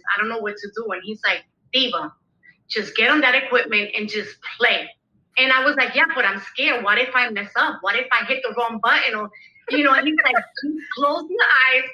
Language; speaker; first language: English; early bilingual, other home language; Spanish